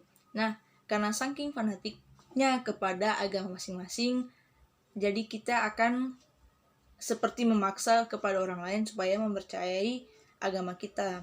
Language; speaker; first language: Indonesian; native; Indonesian